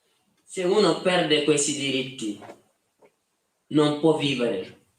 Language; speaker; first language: Italian; non-native, fluent; Wolof